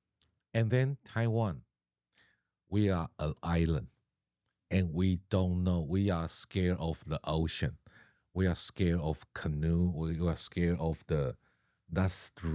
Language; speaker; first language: English; non-native, learner; Chinese